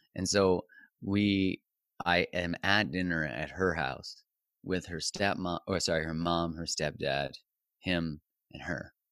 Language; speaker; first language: English; native; English